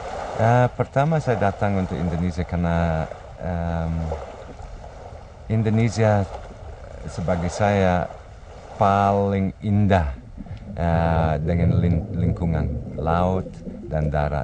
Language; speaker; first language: Indonesian; non-native, learner; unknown